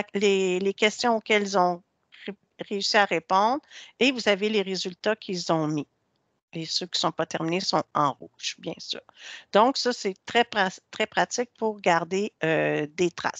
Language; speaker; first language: French; native; French